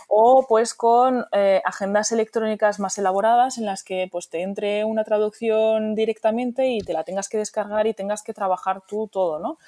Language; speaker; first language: Spanish; native; Spanish